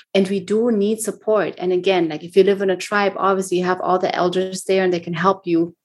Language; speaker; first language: English; non-native, fluent; German